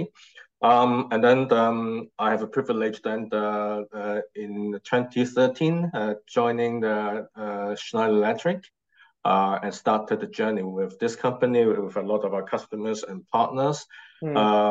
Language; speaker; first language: English; non-native, local second language; Cantonese